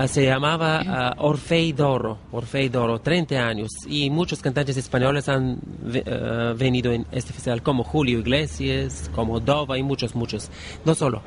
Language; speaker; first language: Spanish; non-native, learner; Bulgarian